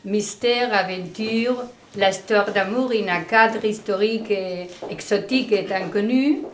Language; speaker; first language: French; non-native, learner; Spanish